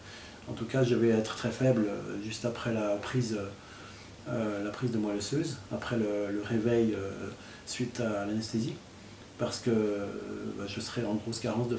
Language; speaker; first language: French; native; French